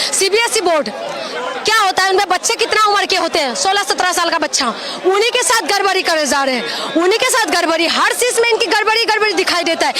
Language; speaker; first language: Hindi; non-native, local second language; Assamese